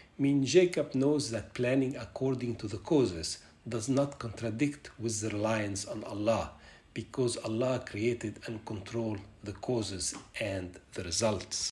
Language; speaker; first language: English; non-native, fluent; Arabic